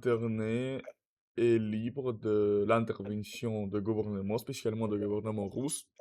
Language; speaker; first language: French; non-native, learner; Russian